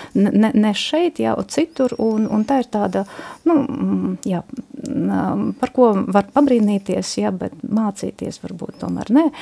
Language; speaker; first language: Latvian; non-native, local second language; Russian